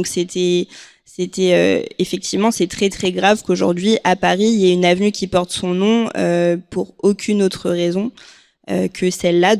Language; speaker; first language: French; native; French